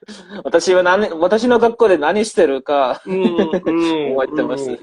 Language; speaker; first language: Japanese; non-native, learner; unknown